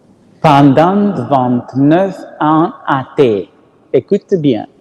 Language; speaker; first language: French; non-native, learner; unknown